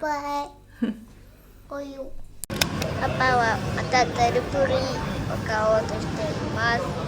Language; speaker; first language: Japanese; early bilingual, heritage; Japanese